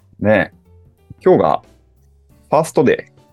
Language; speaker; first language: Japanese; native; Japanese